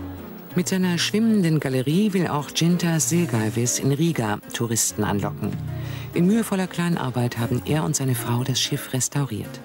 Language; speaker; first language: German; native; German